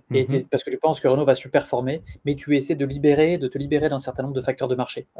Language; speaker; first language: French; native; French